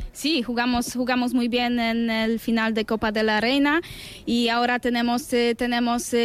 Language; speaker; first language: Spanish; non-native, learner; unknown